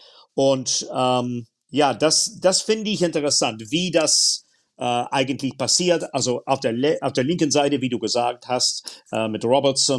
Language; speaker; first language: German; non-native, fluent; English